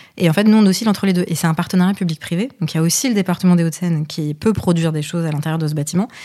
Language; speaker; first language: French; early bilingual, other home language; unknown